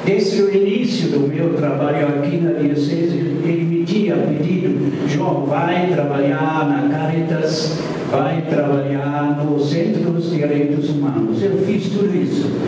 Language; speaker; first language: Portuguese; non-native, fluent; German